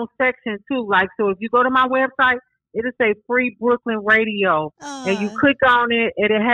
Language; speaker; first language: English; native; English